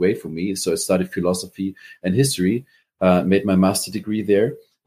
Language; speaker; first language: English; non-native, fluent; German